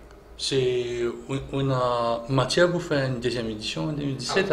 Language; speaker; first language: French; non-native, local second language; Morisyen